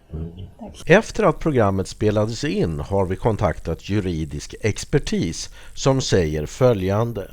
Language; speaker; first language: Swedish; native; Swedish